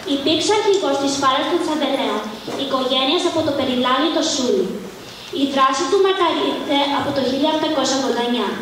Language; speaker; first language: Greek; early bilingual, heritage; Greek